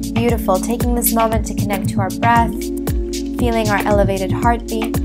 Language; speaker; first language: English; native; English